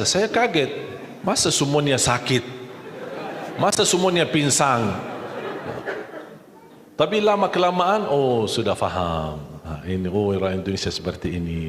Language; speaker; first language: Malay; non-native, fluent; Arabic